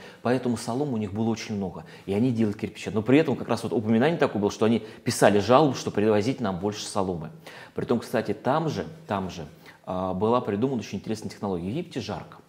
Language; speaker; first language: Russian; native; Russian